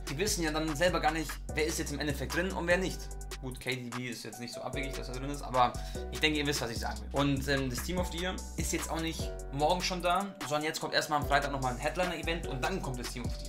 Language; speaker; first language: German; native; German